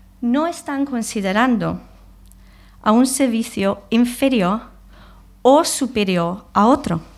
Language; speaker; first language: Spanish; non-native, fluent; English